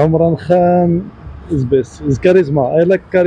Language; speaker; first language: English; non-native, learner; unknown